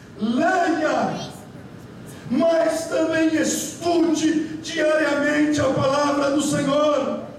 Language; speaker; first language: Portuguese; native; Portuguese